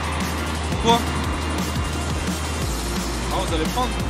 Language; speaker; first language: French; native; French